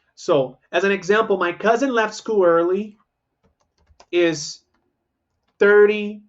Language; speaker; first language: English; non-native, fluent; Portuguese